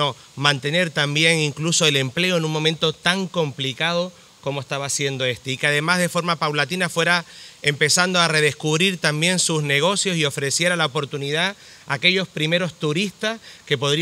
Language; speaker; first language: Spanish; native; Spanish